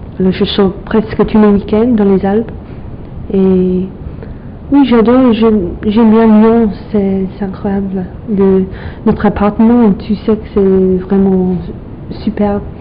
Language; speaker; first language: French; non-native, fluent; English